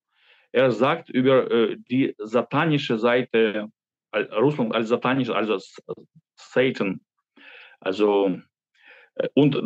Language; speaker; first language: German; non-native, fluent; Ukrainian